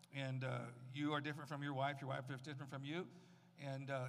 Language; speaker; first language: English; native; English